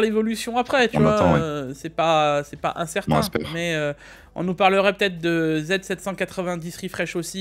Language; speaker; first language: French; native; French